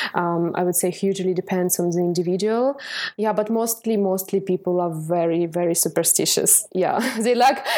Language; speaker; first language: English; non-native, fluent; Ukrainian